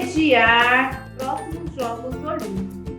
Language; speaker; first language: Portuguese; native; Portuguese